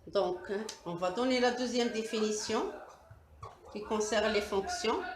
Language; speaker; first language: French; non-native, local second language; Arabic